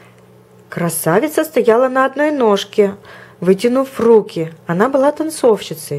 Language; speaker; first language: Russian; native; Russian